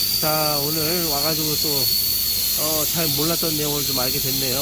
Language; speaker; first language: Korean; native; Korean